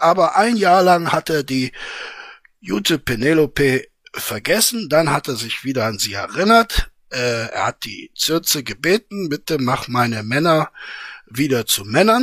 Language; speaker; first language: German; native; German